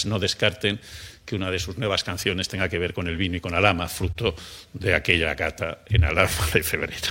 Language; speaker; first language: Spanish; native; Spanish